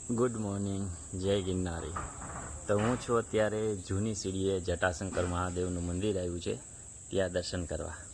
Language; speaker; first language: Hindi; non-native, local second language; Gujarati